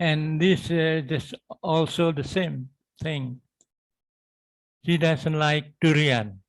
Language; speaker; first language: English; non-native, learner; Indonesian